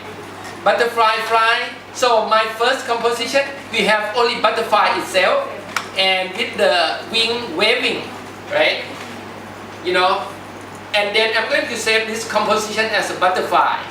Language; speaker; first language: English; non-native, fluent; Thai